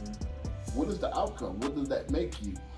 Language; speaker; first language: English; native; English